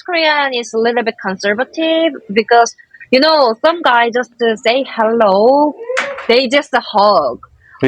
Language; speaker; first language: English; non-native, learner; Korean